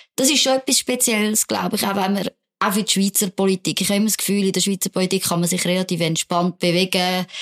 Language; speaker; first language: German; native; German